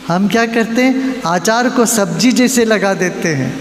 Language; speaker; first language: Hindi; non-native, local second language; Malayalam